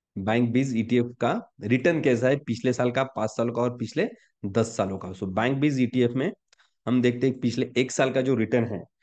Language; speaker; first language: Hindi; non-native, local second language; Marathi